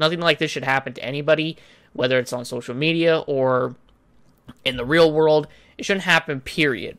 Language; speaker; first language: English; native; English